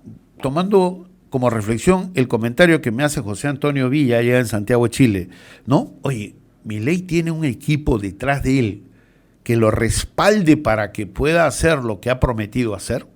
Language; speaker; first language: Spanish; native; Spanish